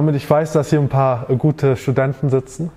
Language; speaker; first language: German; native; German